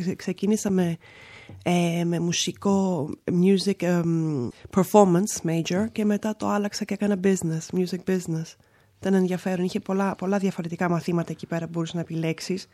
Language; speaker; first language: Greek; early bilingual, other home language; English